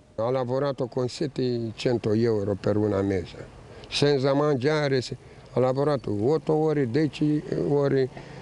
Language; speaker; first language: Italian; non-native, learner; Romanian